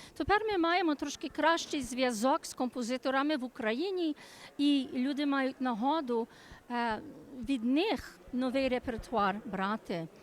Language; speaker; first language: Ukrainian; early bilingual, heritage; Ukrainian